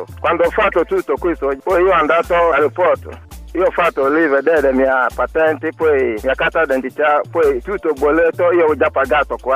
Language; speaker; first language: Italian; non-native, learner; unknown